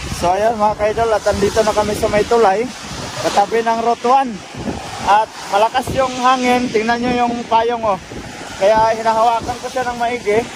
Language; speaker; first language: Filipino; non-native, local second language; Cebuano